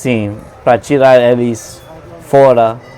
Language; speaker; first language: Portuguese; non-native, learner; English